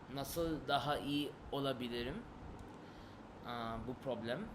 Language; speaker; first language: Turkish; non-native, learner; English